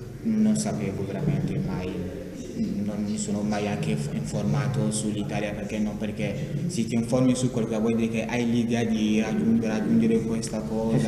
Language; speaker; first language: Italian; non-native, fluent; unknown